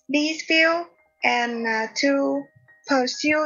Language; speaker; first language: English; non-native, learner; Vietnamese